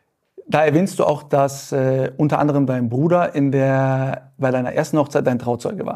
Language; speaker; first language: German; native; German